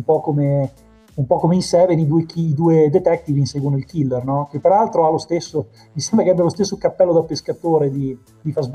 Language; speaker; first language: Italian; native; Italian